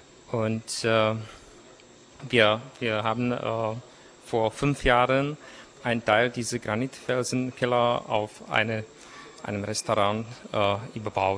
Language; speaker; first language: German; non-native, fluent; Czech